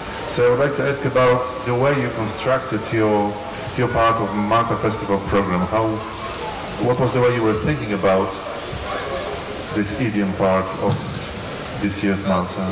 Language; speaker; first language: English; non-native, fluent; Polish